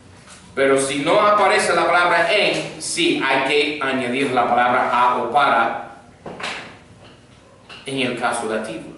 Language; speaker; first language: Spanish; non-native, fluent; English